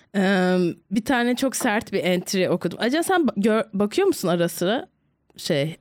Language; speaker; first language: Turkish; native; Turkish